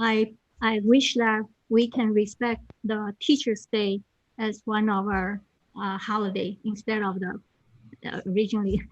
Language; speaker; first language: English; non-native, fluent; Chinese